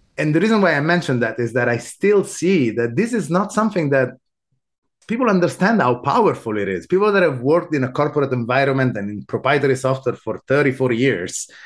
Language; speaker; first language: English; non-native, fluent; Italian